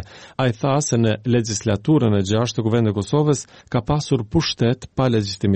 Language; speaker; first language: Albanian; native; Albanian